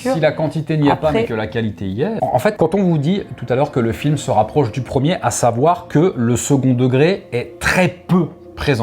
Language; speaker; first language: French; native; French